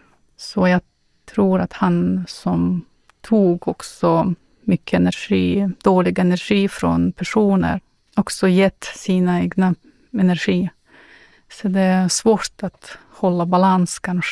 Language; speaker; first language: Swedish; non-native, fluent; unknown